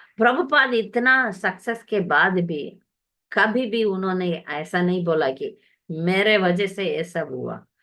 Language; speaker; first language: Hindi; non-native, local second language; Tamil